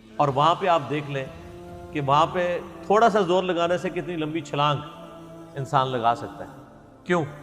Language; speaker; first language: Urdu; non-native, local second language; Punjabi